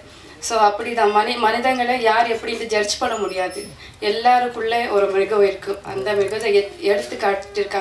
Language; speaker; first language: Tamil; non-native, fluent; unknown